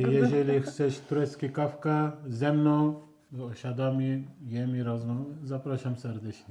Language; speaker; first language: Polish; non-native, learner; Turkish